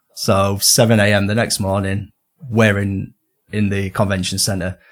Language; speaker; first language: English; native; English